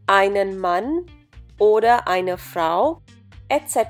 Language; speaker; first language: German; non-native, fluent; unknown